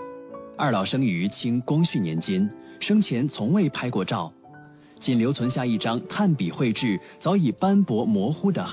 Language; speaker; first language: Chinese; native; Chinese